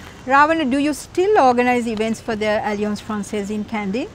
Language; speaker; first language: English; non-native, local second language; Sinhala